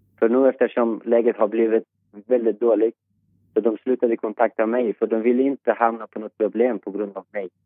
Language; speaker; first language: Swedish; non-native, fluent; Persian